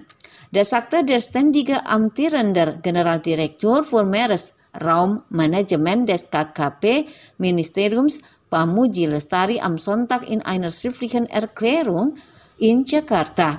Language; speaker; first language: German; non-native, fluent; Indonesian